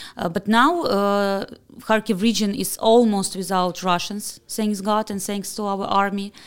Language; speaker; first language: English; non-native, fluent; Ukrainian